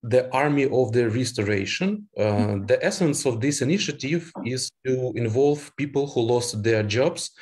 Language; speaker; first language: English; non-native, fluent; Ukrainian